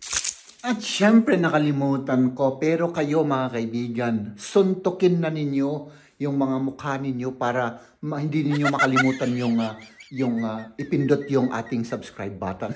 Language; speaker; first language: Filipino; native; Filipino